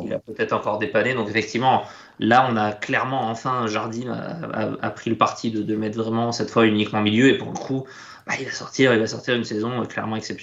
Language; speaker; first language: French; native; French